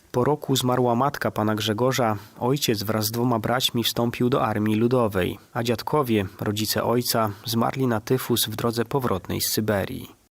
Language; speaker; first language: Polish; native; Polish